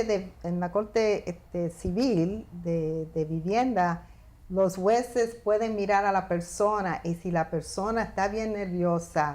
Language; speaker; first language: Spanish; early bilingual, heritage; Spanish